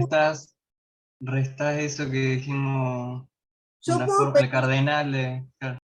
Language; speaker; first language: Spanish; native; Spanish